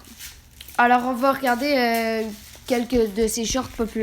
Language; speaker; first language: French; native; French